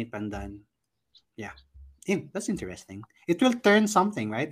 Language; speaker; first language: English; non-native, local second language; Filipino